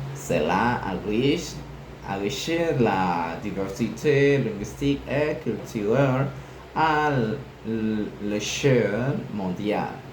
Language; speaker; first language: French; non-native, learner; Spanish